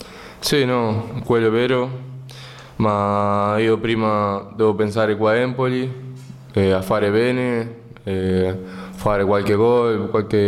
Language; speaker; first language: Italian; non-native, learner; Spanish